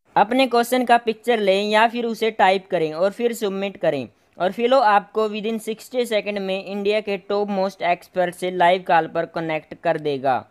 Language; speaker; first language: Hindi; non-native, local second language; Punjabi